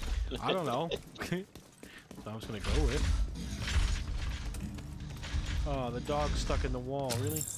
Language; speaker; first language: English; native; English